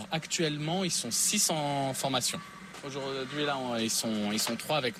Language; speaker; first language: French; native; French